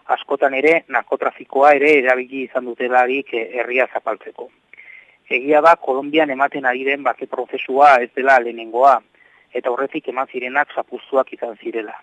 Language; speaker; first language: Basque; native; Basque